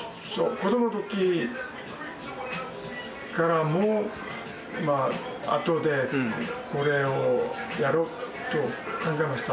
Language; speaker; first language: Japanese; non-native, learner; Korean